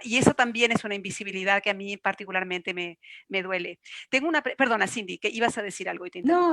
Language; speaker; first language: Spanish; native; Spanish